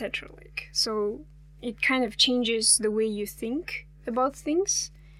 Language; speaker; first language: English; non-native, fluent; Kazakh